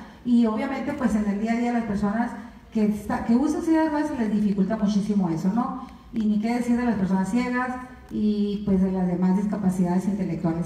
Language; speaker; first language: Spanish; native; Spanish